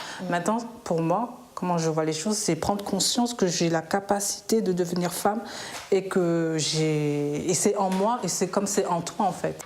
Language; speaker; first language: French; native; French